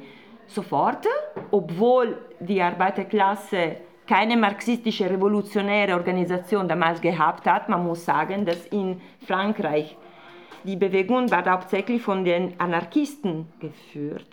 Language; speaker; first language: German; non-native, fluent; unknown